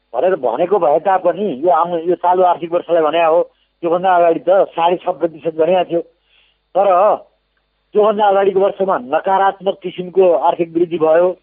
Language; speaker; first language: Nepali; native; Nepali